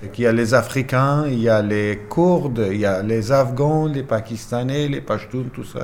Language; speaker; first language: French; non-native, fluent; Pashto